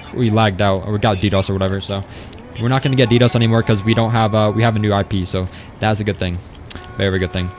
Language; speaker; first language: English; native; English